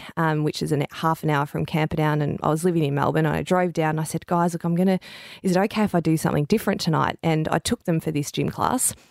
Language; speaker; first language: English; native; English